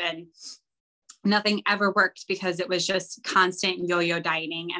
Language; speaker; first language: English; native; English